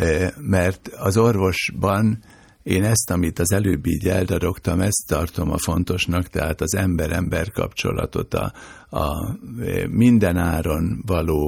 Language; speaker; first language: Hungarian; native; Hungarian